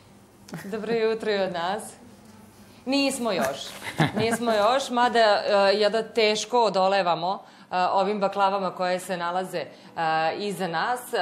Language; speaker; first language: Serbian; native; Serbian